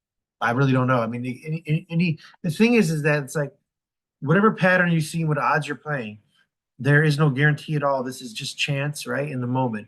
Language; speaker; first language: English; native; English